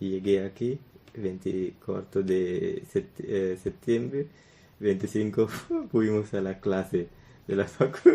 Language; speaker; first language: Spanish; non-native, learner; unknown